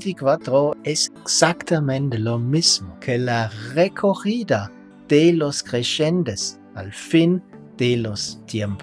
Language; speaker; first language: Spanish; non-native, fluent; German